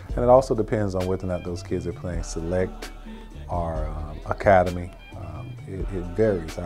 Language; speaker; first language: English; native; English